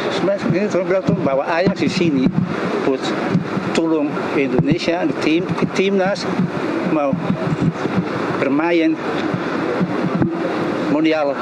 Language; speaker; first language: Indonesian; early bilingual, heritage; Indonesian